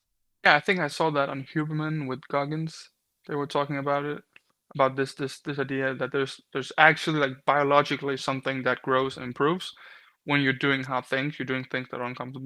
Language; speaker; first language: English; non-native, fluent; Danish